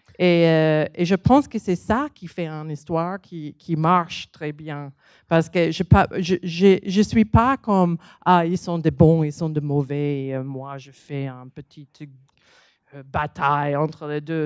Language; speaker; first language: French; non-native, learner; English